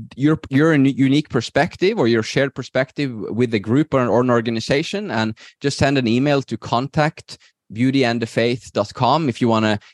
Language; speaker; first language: English; non-native, fluent; Norwegian